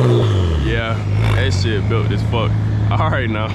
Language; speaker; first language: English; native; English